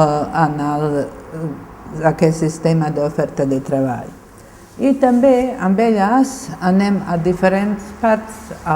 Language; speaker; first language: Catalan; non-native, fluent; Bosnian